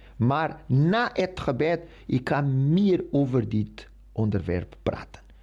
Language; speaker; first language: Dutch; non-native, fluent; Portuguese